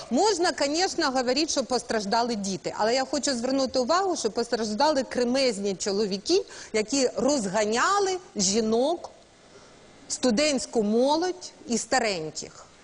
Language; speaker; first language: Ukrainian; native; Ukrainian